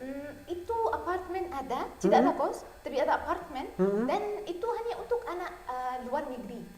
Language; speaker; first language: Indonesian; non-native, learner; Arabic